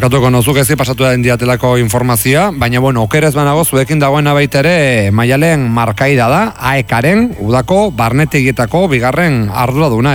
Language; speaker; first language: Basque; native; Basque